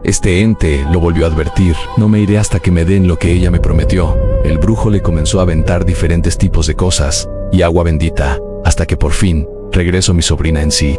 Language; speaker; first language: Spanish; native; Spanish